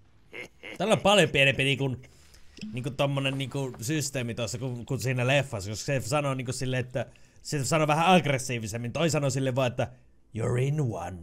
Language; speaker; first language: Finnish; native; Finnish